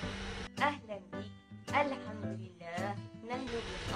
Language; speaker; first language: Arabic; non-native, learner; Malay